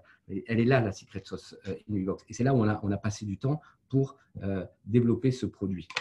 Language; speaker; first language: French; native; French